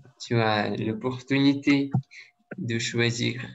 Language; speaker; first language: French; non-native, learner; Russian